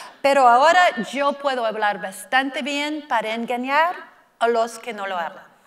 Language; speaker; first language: Spanish; non-native, fluent; English